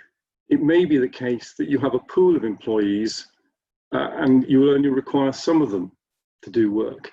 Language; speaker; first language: English; native; English